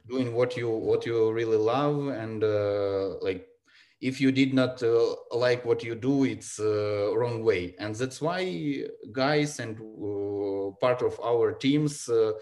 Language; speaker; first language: English; non-native, learner; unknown